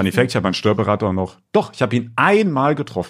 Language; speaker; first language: German; native; German